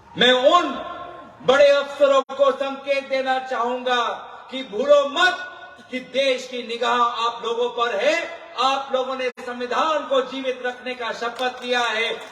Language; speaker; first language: Hindi; non-native, local second language; Assamese